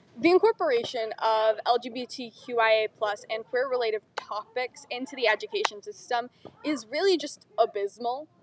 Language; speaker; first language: English; native; English